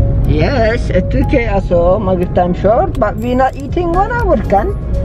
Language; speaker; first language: English; non-native, learner; Turkish